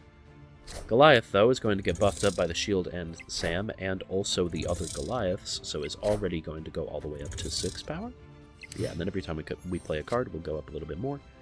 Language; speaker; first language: English; native; English